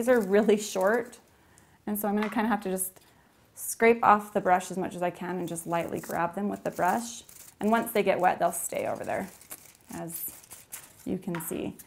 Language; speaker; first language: English; native; English